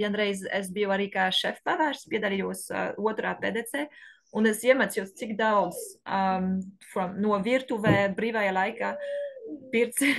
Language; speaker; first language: Latvian; non-native, learner; French